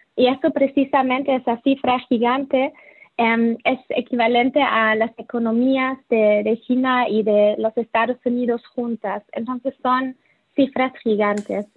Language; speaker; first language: Spanish; non-native, fluent; German